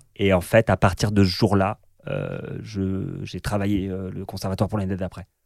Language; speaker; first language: French; native; French